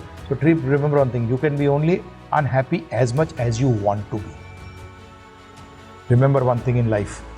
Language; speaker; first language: English; non-native, local second language; Hindi